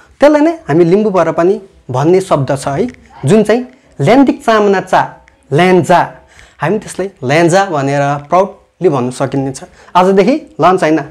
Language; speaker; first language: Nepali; non-native, local second language; Limbu